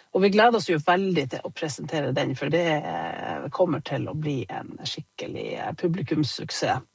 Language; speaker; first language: Norwegian; native; Norwegian